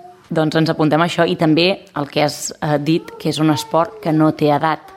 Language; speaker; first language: Catalan; native; Catalan